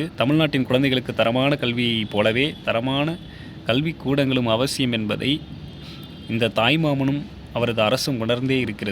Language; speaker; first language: Tamil; native; Tamil